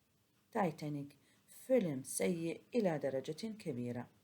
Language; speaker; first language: Arabic; native; Arabic